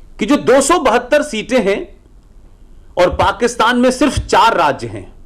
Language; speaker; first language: Hindi; native; Hindi